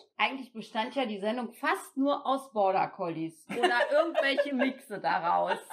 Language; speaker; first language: German; native; German